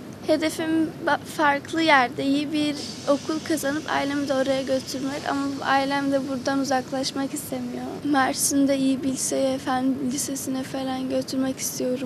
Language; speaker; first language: Turkish; early bilingual, other home language; Arabic